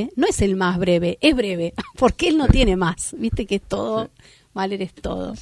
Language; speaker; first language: Spanish; native; Spanish